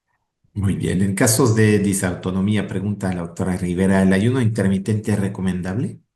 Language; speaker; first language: Spanish; native; Spanish